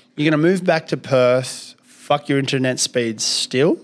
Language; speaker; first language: English; native; English